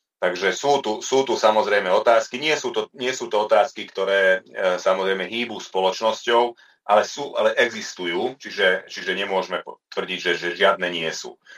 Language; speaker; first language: Slovak; non-native, local second language; Hungarian